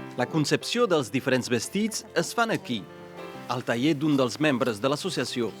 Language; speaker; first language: Catalan; non-native, local second language; French